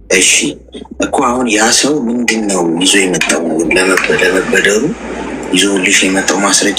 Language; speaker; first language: Amharic; native; Amharic